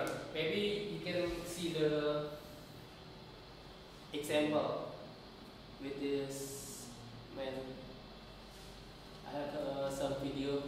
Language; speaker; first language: English; non-native, learner; Indonesian